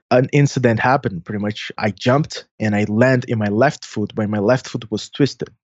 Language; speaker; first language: English; non-native, fluent; Portuguese